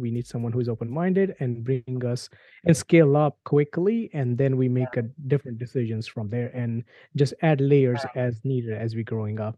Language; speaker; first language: English; non-native, local second language; Gujarati